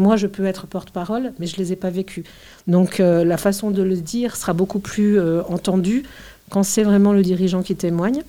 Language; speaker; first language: French; native; French